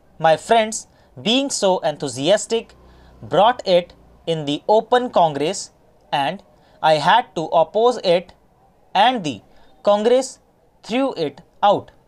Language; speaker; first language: English; non-native, local second language; Hindi